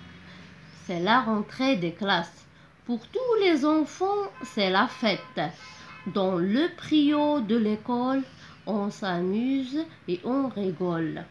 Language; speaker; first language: French; non-native, local second language; Arabic